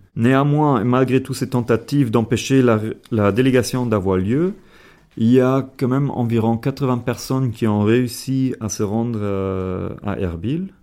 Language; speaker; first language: French; non-native, fluent; German